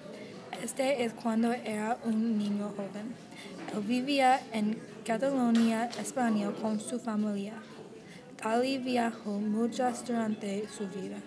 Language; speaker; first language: Spanish; non-native, learner; English